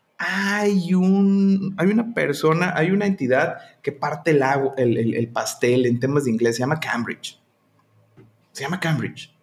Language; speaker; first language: Spanish; native; Spanish